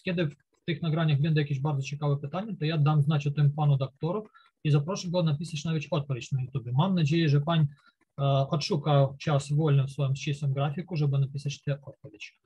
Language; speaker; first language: Polish; non-native, learner; Ukrainian